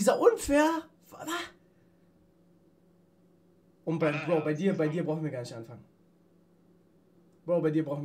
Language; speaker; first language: German; native; German